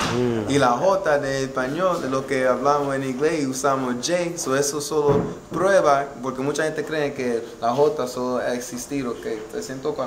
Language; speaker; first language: Spanish; non-native, learner; English